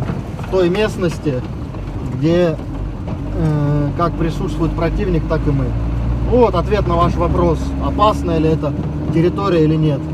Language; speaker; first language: Russian; native; Russian